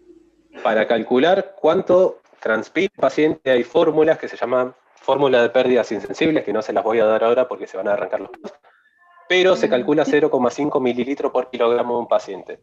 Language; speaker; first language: Spanish; native; Spanish